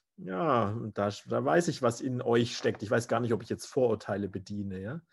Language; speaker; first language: German; native; German